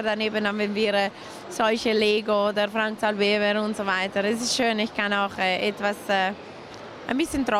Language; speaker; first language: German; non-native, local second language; Italian